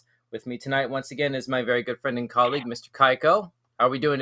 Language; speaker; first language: English; native; English